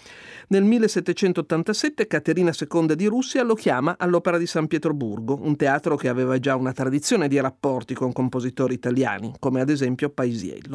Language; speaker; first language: Italian; native; Italian